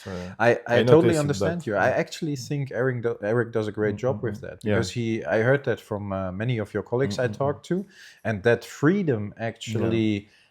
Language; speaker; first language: English; non-native, fluent; German